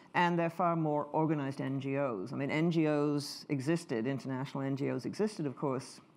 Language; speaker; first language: English; native; English